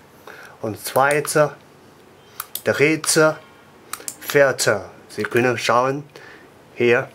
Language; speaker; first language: German; non-native, learner; Chinese